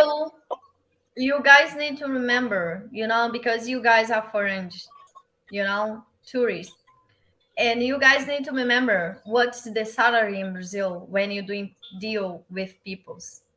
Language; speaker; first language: English; non-native, learner; Portuguese